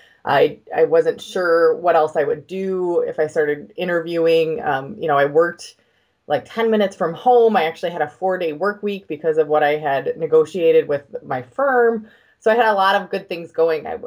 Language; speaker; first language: English; native; English